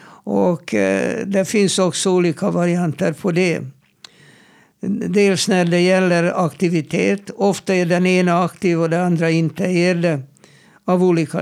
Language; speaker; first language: Swedish; non-native, fluent; Hungarian